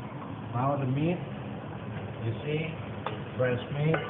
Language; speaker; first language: English; non-native, learner; Indonesian